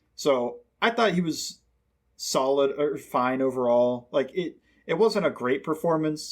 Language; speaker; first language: English; native; English